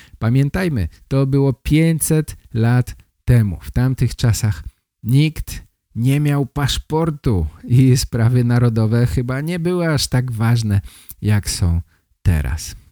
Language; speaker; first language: Polish; native; Polish